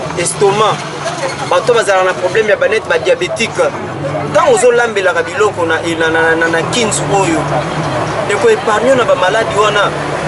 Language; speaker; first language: Lingala; non-native, local second language; Kongo